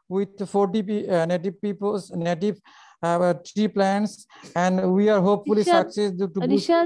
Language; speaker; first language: English; non-native, local second language; Bangla